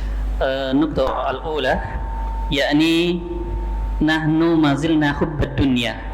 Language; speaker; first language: Arabic; non-native, learner; Indonesian